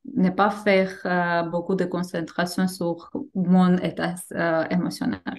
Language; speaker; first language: French; non-native, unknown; Armenian